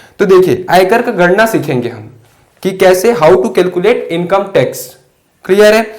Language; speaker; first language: Hindi; native; Hindi